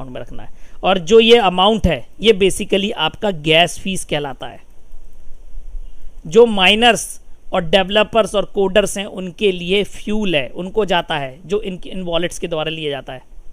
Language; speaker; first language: Hindi; native; Hindi